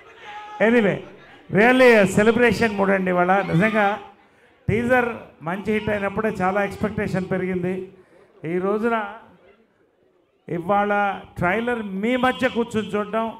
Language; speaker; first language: Telugu; native; Telugu